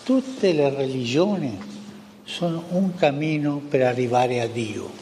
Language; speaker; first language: Italian; non-native, fluent; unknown